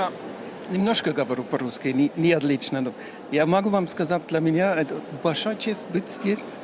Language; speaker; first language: Russian; non-native, learner; German